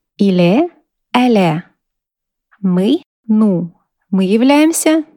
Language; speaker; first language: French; non-native, fluent; Russian